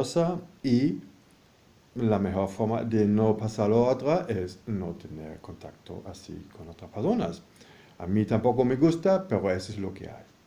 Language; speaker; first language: Spanish; non-native, fluent; German